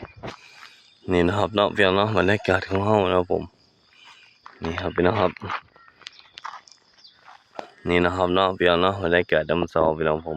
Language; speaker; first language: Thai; non-native, local second language; Northeastern Thai